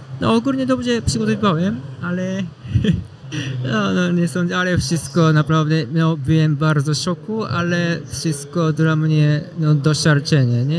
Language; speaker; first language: Polish; non-native, learner; Japanese